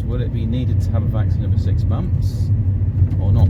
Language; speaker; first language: English; native; English